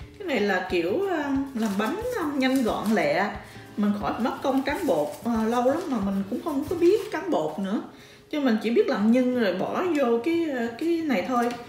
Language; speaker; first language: Vietnamese; early bilingual, heritage; Vietnamese